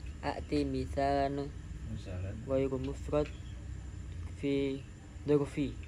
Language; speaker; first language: Arabic; non-native, learner; Indonesian